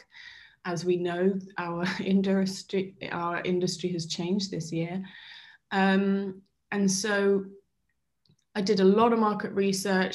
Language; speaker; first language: English; native; English